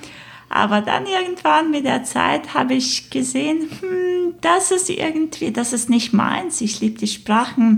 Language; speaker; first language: German; non-native, fluent; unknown